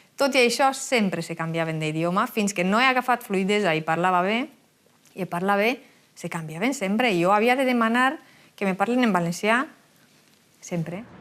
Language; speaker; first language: Catalan; non-native, fluent; Romanian